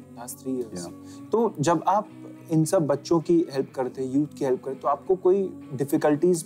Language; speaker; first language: Hindi; native; Hindi